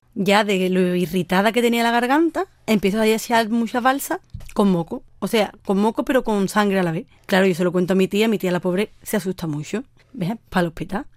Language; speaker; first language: Spanish; native; Spanish